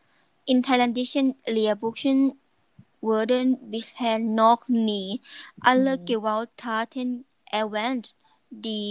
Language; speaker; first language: German; non-native, learner; Thai